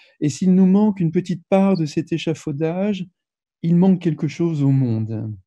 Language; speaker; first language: French; native; French